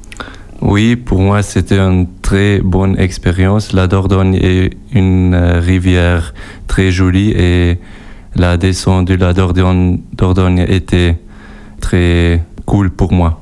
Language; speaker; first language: French; non-native, learner; German